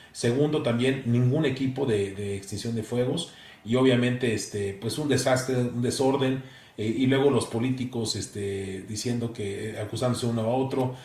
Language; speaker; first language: Spanish; native; Spanish